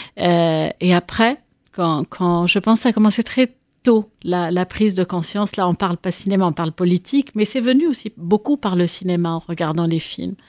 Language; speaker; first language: French; non-native, local second language; Arabic